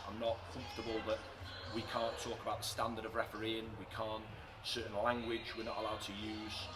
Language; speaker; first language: English; native; English